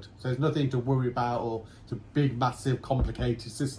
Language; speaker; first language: English; native; English